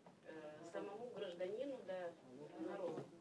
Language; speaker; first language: Russian; native; Russian